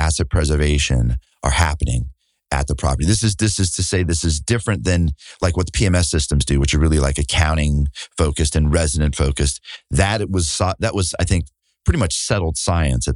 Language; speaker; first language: English; native; English